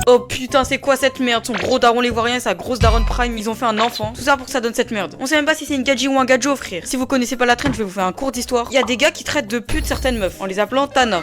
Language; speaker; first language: French; native; French